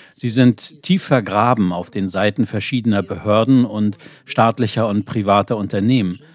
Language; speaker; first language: German; non-native, fluent; Ukrainian